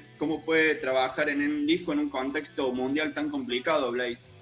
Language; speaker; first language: Spanish; native; Spanish